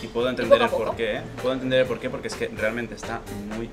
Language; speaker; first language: Spanish; native; Spanish